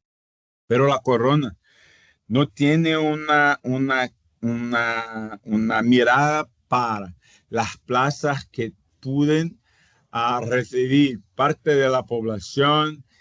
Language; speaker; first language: Spanish; non-native, fluent; Portuguese